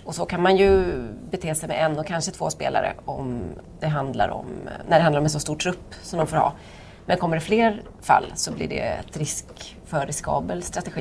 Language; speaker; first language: Swedish; native; Swedish